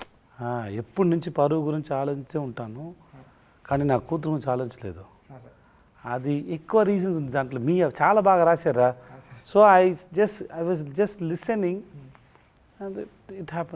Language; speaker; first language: Telugu; non-native, learner; Tamil